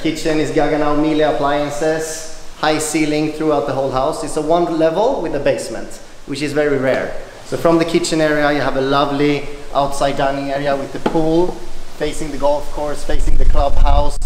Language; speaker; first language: English; non-native, fluent; Swedish